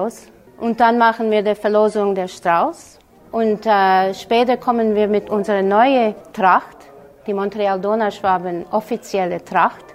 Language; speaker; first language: German; early bilingual, heritage; German